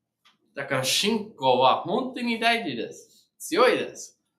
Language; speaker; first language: Japanese; non-native, fluent; English